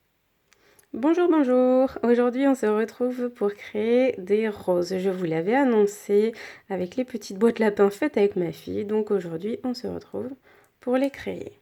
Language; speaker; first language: French; native; French